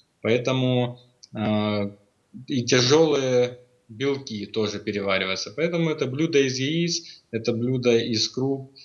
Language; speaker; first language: Russian; native; Russian